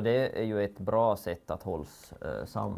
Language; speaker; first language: Swedish; native; Swedish